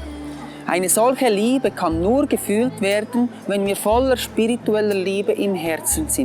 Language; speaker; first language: German; non-native, fluent; English